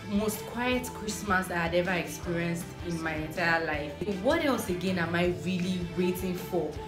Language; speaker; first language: English; non-native, local second language; Igbo